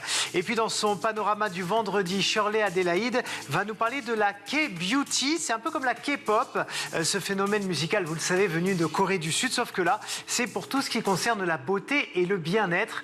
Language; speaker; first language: French; native; French